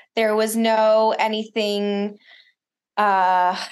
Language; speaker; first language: English; early bilingual, other home language; Russian